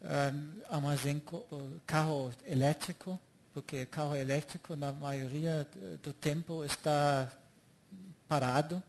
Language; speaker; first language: Portuguese; non-native, fluent; German